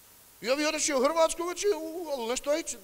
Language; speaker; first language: Serbian; native; Serbian